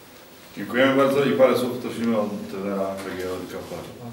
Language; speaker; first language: Polish; native; Polish